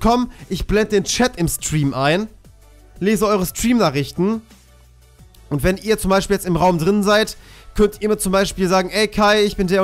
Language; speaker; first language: German; native; German